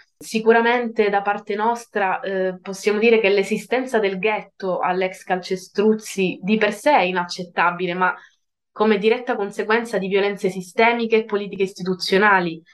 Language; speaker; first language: Italian; native; Italian